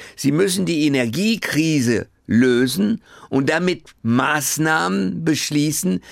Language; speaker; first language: German; early bilingual, other home language; French